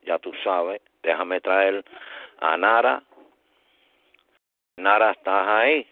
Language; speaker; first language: Spanish; early bilingual, heritage; Spanish